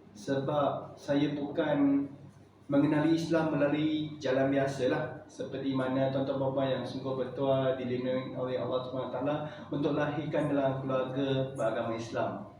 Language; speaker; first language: Malay; non-native, local second language; Chinese